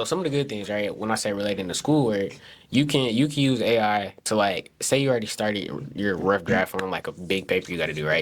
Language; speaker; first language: English; native; English